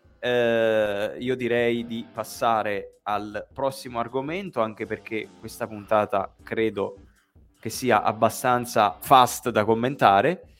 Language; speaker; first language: Italian; native; Italian